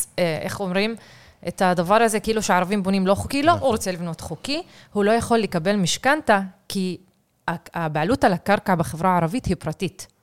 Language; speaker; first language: Hebrew; non-native, local second language; Arabic